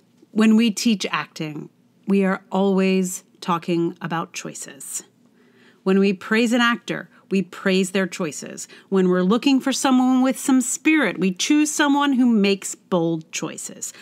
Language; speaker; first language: English; native; English